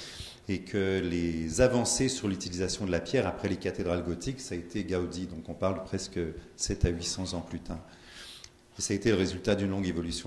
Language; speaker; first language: French; native; French